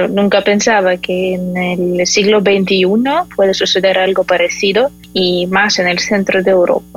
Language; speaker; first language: Spanish; non-native, fluent; Ukrainian